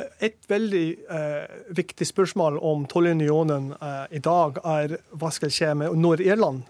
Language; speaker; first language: Norwegian; non-native, learner; English